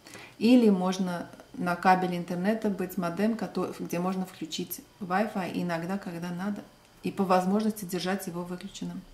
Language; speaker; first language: Russian; non-native, local second language; Latvian